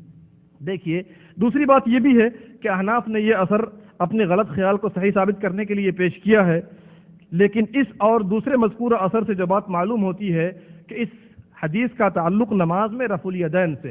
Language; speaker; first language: Urdu; native; Urdu